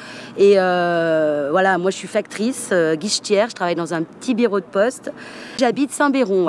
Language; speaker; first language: French; native; French